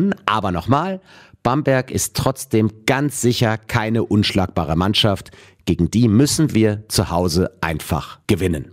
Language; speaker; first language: German; native; German